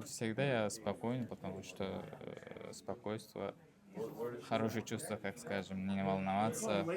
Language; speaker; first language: Russian; non-native, learner; Uzbek